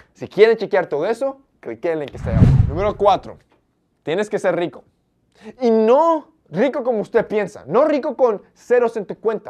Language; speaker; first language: Spanish; early bilingual, heritage; Spanish